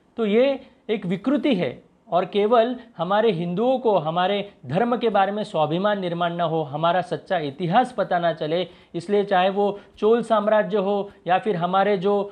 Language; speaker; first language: Hindi; non-native, local second language; Marathi